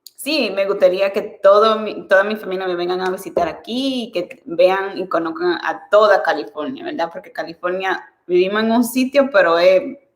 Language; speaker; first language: Spanish; early bilingual, other home language; English